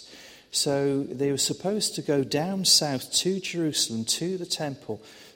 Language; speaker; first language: English; native; English